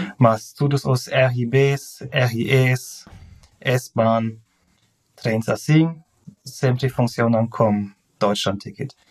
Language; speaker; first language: Portuguese; non-native, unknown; German